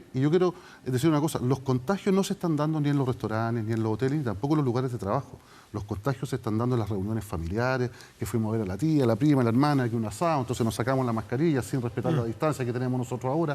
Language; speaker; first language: Spanish; native; Spanish